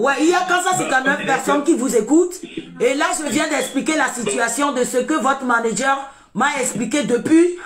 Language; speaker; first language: French; native; French